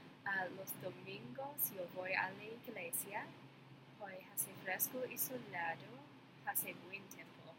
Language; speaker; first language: Spanish; non-native, learner; English